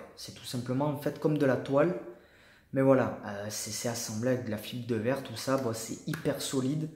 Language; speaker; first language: French; native; French